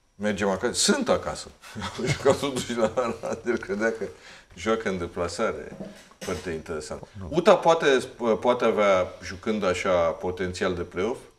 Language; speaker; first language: Romanian; native; Romanian